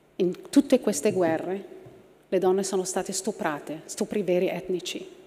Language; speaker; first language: Italian; non-native, fluent; Arabic